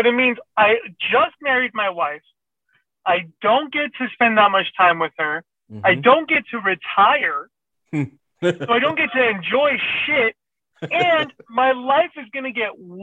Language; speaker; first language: English; non-native, fluent; Persian